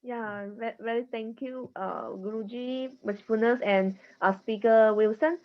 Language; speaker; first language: English; non-native, learner; Chinese